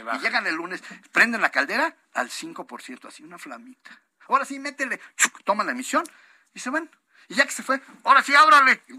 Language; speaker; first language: Spanish; native; Spanish